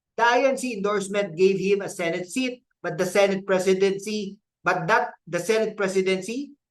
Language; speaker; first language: English; non-native, local second language; Filipino